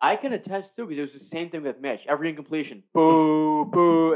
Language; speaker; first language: English; native; English